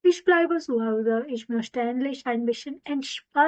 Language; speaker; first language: German; non-native, fluent; Hindi